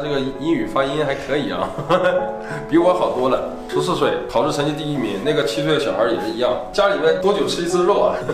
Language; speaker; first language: Chinese; native; Chinese